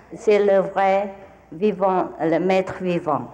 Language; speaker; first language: French; non-native, fluent; Vietnamese